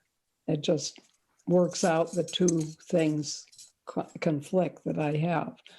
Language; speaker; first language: English; native; English